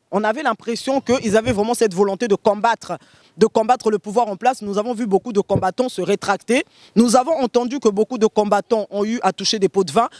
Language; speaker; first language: French; non-native, local second language; Lingala